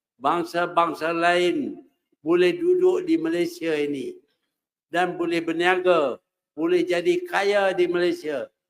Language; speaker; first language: Malay; native; Malay